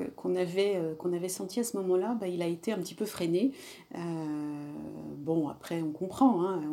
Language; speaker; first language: French; native; French